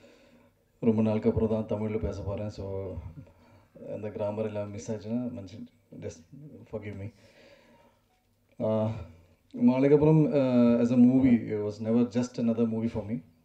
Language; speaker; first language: Tamil; non-native, learner; Malayalam